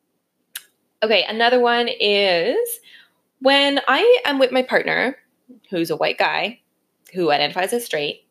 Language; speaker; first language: English; native; English